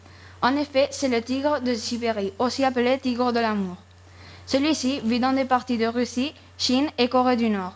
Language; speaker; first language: French; non-native, fluent; Spanish